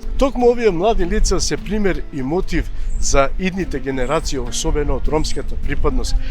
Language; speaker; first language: Macedonian; non-native, local second language; Romany